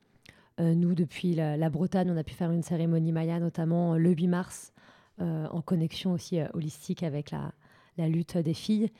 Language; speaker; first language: French; native; French